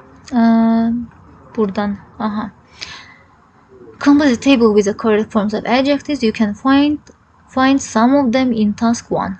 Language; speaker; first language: English; non-native, fluent; Azerbaijani